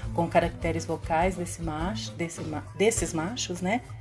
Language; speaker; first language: Portuguese; native; Portuguese